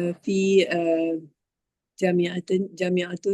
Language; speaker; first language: Arabic; non-native, learner; Malay